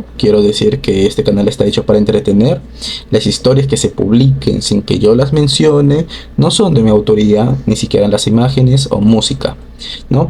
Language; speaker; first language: Spanish; native; Spanish